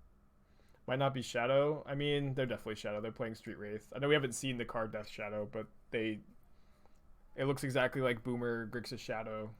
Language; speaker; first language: English; native; English